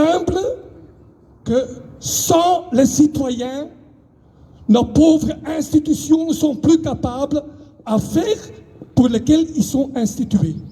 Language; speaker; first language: French; non-native, local second language; Dutch